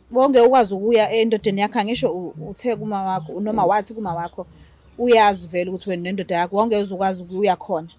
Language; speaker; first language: Zulu; native; Zulu